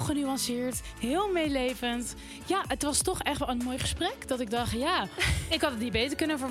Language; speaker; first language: Dutch; native; Dutch